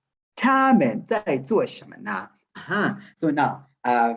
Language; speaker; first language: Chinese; non-native, fluent; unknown